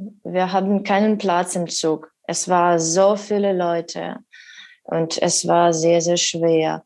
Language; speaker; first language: German; non-native, learner; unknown